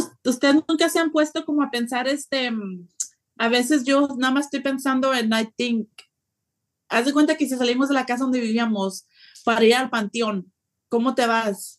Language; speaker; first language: Spanish; early bilingual, heritage; Spanish